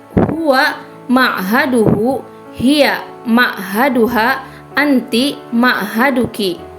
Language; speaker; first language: Arabic; non-native, fluent; Indonesian